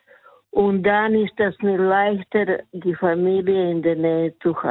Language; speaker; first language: German; non-native, fluent; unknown